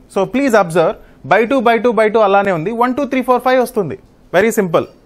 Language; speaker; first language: English; non-native, local second language; Telugu